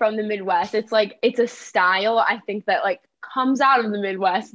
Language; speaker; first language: English; native; English